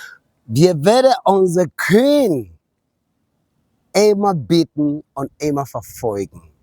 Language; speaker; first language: German; non-native, fluent; Akan